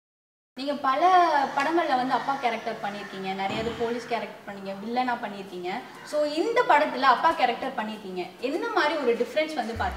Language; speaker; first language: Tamil; native; Tamil